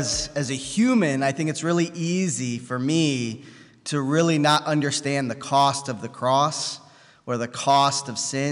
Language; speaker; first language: English; native; English